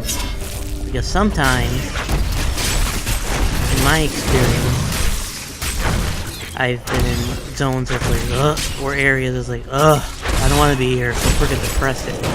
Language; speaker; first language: English; native; English